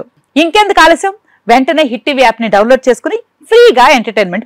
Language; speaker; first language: Telugu; native; Telugu